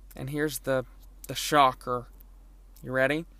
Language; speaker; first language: English; native; English